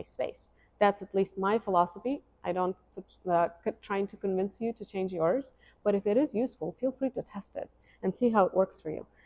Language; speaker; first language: English; non-native, fluent; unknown